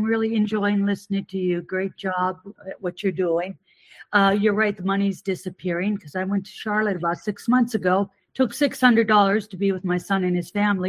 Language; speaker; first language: English; native; English